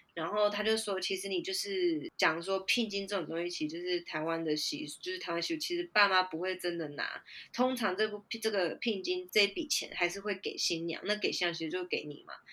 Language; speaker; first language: Chinese; native; Chinese